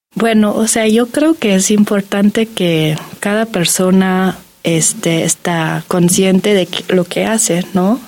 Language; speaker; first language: Spanish; non-native, fluent; German